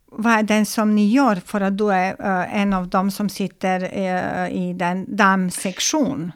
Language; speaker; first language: Swedish; non-native, fluent; Serbian